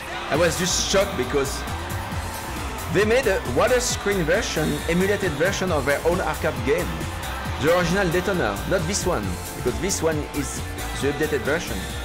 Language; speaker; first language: English; non-native, fluent; French